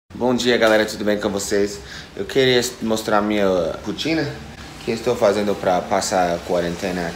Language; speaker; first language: Portuguese; non-native, fluent; English